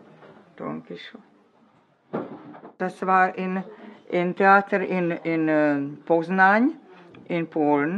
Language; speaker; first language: German; non-native, learner; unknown